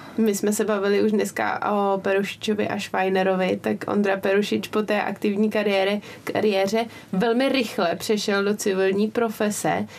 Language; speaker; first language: Czech; native; Czech